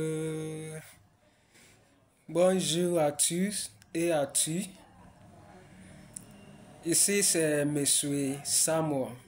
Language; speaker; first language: French; non-native, learner; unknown